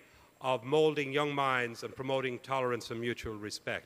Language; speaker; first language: English; native; English